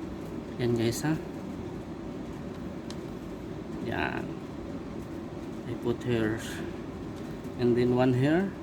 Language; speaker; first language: English; non-native, learner; Filipino